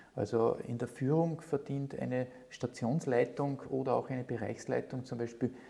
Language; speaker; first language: German; native; German